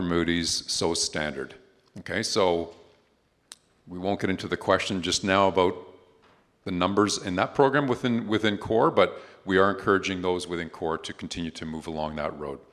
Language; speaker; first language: English; native; English